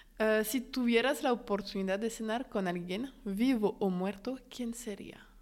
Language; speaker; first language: Spanish; non-native, fluent; French